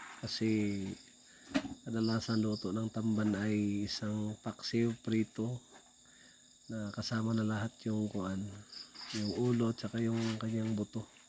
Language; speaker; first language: Filipino; non-native, local second language; Cebuano